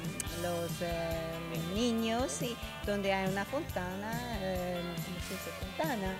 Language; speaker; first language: Spanish; non-native, learner; Italian